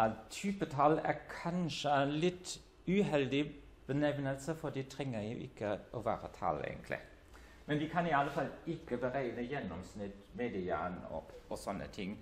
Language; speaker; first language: Norwegian; non-native, fluent; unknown